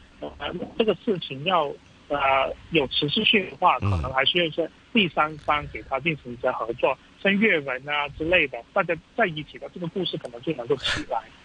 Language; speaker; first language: Chinese; native; Chinese